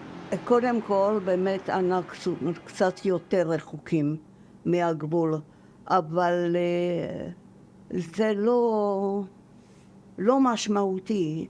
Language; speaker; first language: Hebrew; non-native, fluent; German